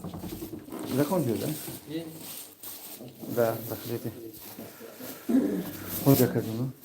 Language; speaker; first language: Russian; non-native, learner; Tajik